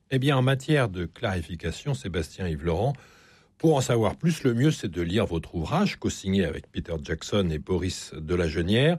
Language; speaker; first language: French; native; French